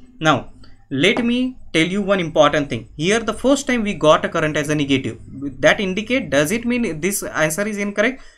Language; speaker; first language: English; non-native, local second language; Marathi